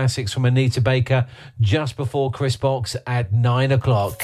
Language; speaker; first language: English; native; English